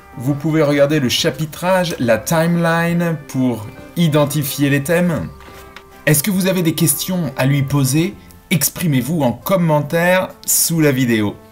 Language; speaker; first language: French; native; French